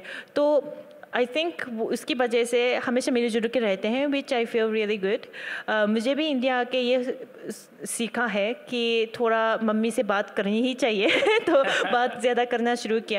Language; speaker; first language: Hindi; non-native, learner; Japanese